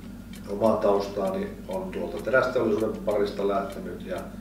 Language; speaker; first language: Finnish; native; Finnish